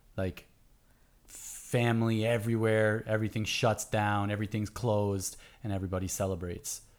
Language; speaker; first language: English; native; English